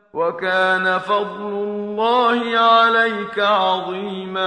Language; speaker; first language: Arabic; native; Arabic